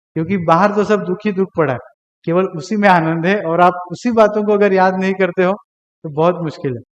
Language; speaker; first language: Hindi; non-native, local second language; Marathi